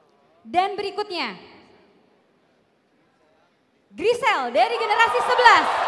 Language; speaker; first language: Indonesian; native; Indonesian